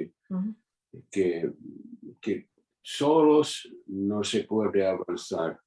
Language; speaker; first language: Spanish; non-native, fluent; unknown